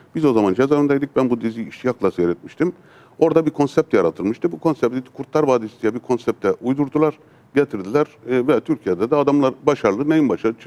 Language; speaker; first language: Turkish; native; Turkish